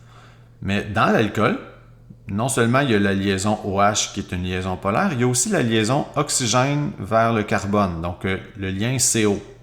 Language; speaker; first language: French; native; French